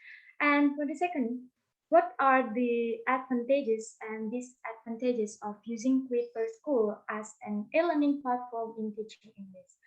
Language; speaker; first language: English; non-native, learner; Indonesian